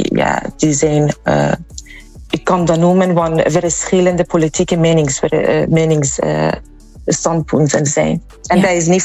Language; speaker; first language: Dutch; non-native, fluent; Persian